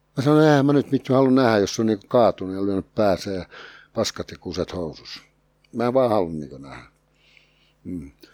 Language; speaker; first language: Finnish; native; Finnish